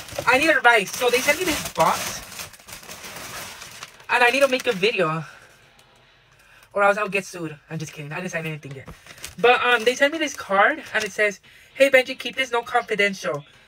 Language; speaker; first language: English; early bilingual, other home language; Spanish